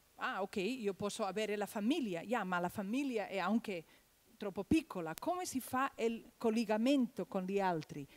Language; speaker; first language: Italian; non-native, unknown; Catalan